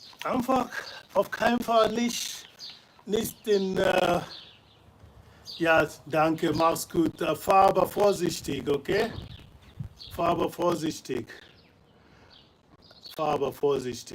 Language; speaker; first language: German; non-native, fluent; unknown